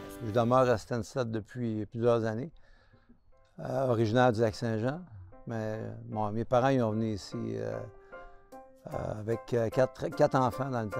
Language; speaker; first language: French; native; French